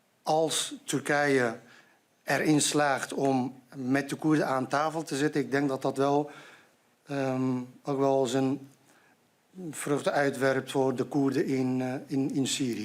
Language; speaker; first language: Dutch; non-native, fluent; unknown